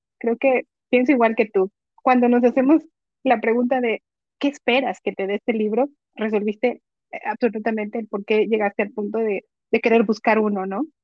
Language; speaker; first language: Spanish; native; Spanish